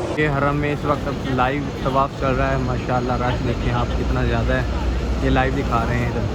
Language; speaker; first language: Urdu; non-native, local second language; Punjabi